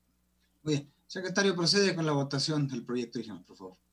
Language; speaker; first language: Spanish; native; Spanish